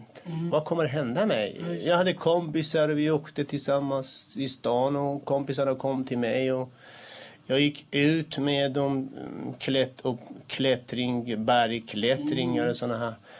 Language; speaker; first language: Swedish; non-native, fluent; Kurdish